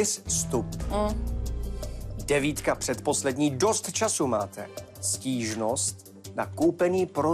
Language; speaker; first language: Czech; native; Czech